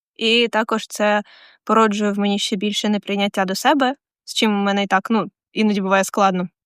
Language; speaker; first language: Ukrainian; non-native, local second language; Russian